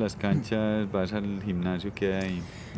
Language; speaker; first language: Spanish; native; Spanish